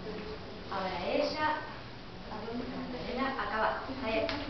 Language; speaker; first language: Spanish; native; Spanish